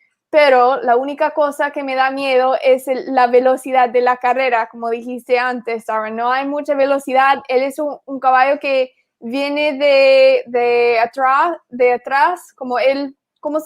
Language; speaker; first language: Spanish; non-native, fluent; English